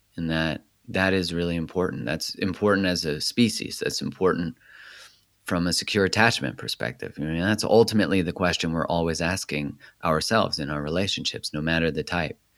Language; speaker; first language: English; native; English